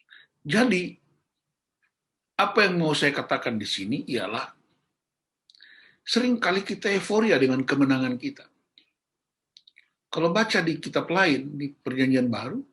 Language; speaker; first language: Indonesian; native; Indonesian